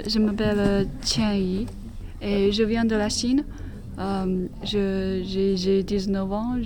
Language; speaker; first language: French; non-native, learner; Chinese